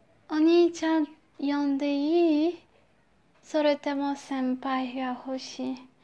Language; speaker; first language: Japanese; non-native, learner; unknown